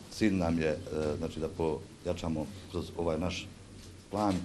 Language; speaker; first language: Serbian; native; Serbian